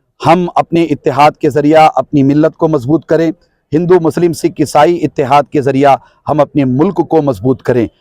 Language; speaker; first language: Urdu; native; Urdu